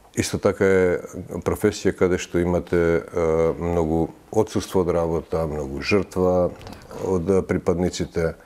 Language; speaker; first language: Macedonian; early bilingual, heritage; Macedonian